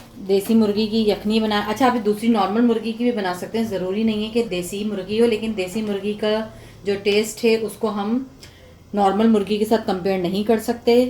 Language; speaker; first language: Urdu; native; Urdu